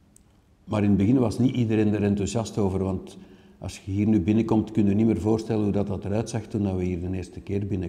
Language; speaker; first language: Dutch; native; Dutch